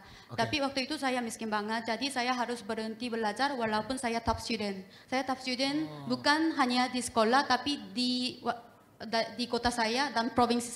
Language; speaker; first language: Indonesian; non-native, fluent; Korean